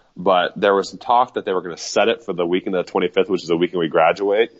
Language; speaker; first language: English; native; English